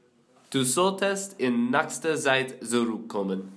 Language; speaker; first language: German; non-native, learner; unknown